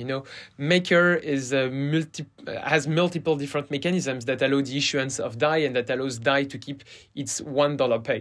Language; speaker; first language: English; non-native, fluent; French